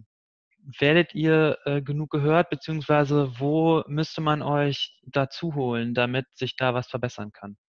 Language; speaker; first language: German; native; German